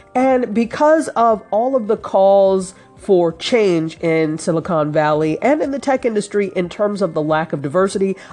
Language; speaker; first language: English; native; English